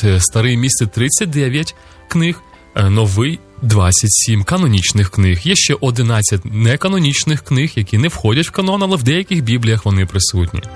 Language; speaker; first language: Ukrainian; native; Ukrainian